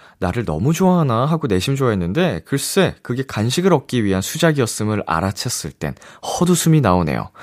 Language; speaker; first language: Korean; native; Korean